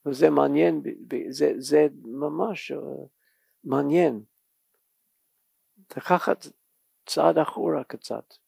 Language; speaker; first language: Hebrew; non-native, learner; English